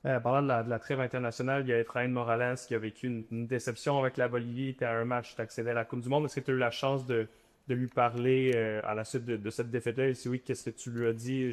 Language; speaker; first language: French; native; French